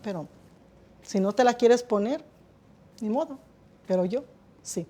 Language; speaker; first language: Spanish; native; Spanish